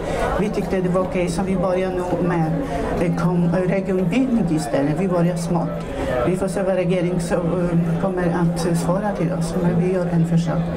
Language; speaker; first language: Swedish; non-native, fluent; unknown